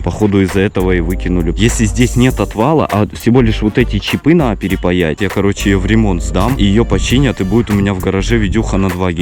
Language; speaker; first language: Russian; native; Russian